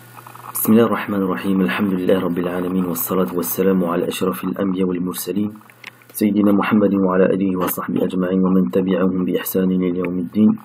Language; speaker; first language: Arabic; non-native, fluent; French